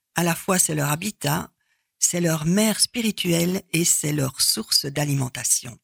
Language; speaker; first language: French; native; French